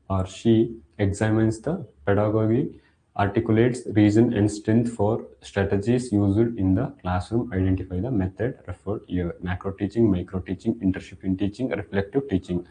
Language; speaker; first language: English; non-native, local second language; Kannada